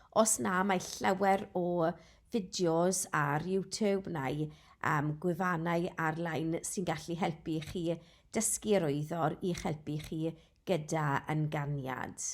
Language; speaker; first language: Welsh; non-native, local second language; English